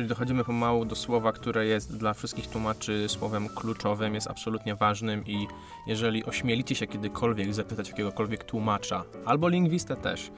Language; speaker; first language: Polish; native; Polish